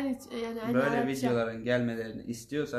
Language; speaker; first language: Turkish; native; Turkish